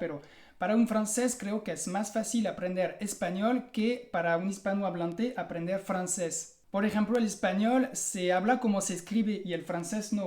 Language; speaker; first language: Spanish; non-native, fluent; French